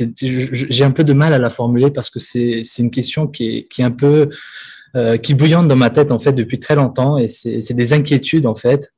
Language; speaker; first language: French; native; French